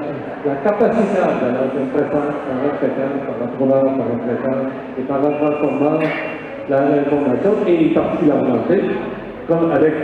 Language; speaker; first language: Spanish; non-native, learner; French